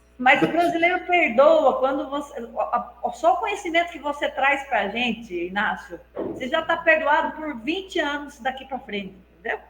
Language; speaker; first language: Portuguese; native; Portuguese